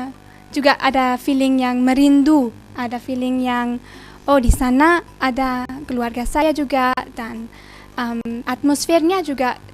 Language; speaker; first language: Indonesian; early bilingual, heritage; German